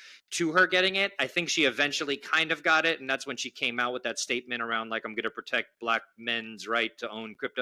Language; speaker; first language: English; native; English